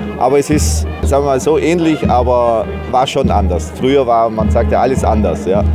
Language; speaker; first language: German; native; German